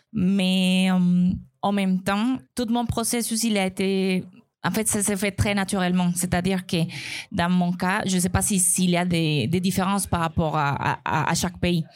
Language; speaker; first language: French; non-native, fluent; Spanish